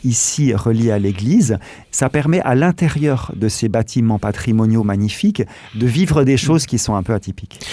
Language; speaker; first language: French; native; French